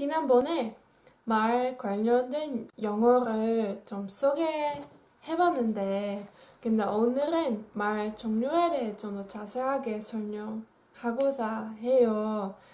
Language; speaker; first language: Korean; non-native, fluent; Dutch